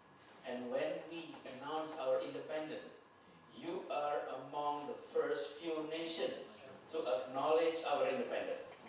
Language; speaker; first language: English; non-native, fluent; Indonesian